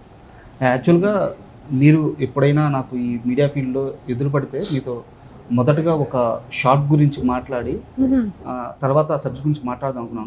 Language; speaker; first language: Telugu; native; Telugu